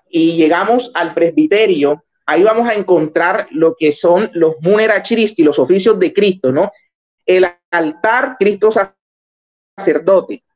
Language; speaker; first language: Spanish; native; Spanish